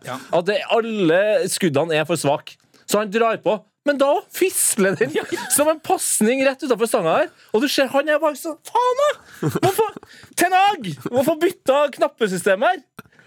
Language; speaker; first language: Norwegian; native; Norwegian